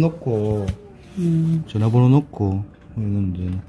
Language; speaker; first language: Korean; native; Korean